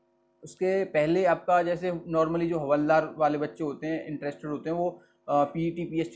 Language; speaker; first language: Hindi; native; Hindi